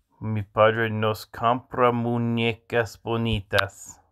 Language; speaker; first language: Spanish; non-native, learner; English